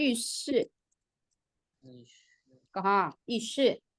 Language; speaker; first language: Chinese; non-native, fluent; Indonesian